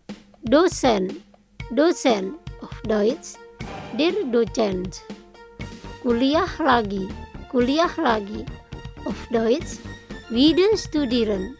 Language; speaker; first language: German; non-native, fluent; Indonesian